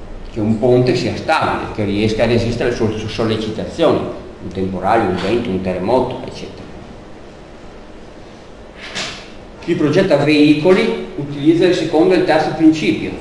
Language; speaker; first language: Italian; native; Italian